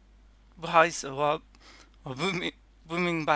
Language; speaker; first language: Chinese; non-native, learner; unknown